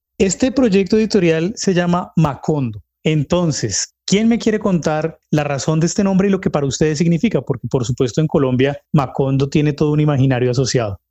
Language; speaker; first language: Spanish; native; Spanish